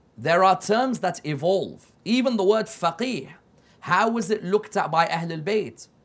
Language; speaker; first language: English; native; English